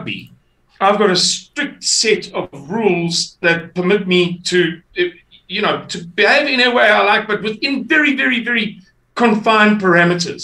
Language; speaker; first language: English; native; English